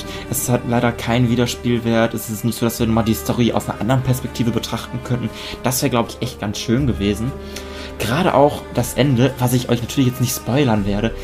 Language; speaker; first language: German; native; German